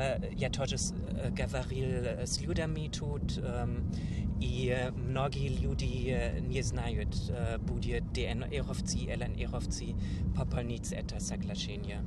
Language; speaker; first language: Russian; non-native, learner; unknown